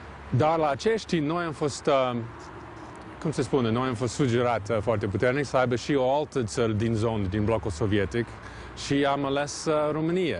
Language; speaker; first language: Romanian; non-native, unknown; English